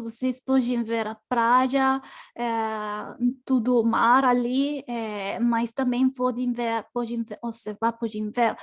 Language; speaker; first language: Portuguese; non-native, learner; Spanish